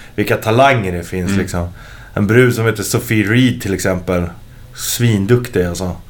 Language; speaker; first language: Swedish; native; Swedish